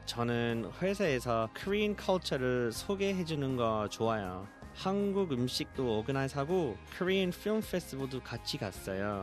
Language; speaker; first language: Korean; early bilingual, heritage; Korean